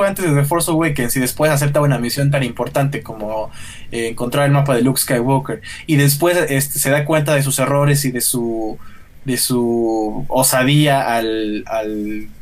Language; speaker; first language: Spanish; native; Spanish